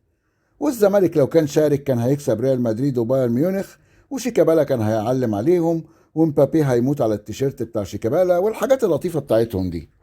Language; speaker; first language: Arabic; native; Arabic